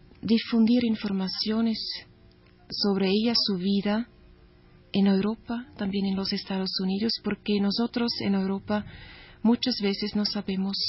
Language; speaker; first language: Spanish; non-native, learner; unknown